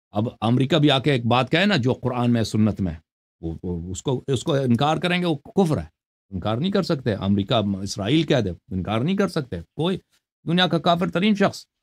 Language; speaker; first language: Urdu; non-native, fluent; Persian